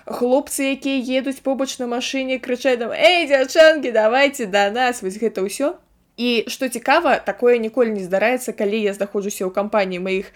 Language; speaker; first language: Belarusian; native; Belarusian